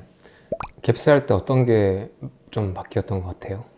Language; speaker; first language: Korean; native; Korean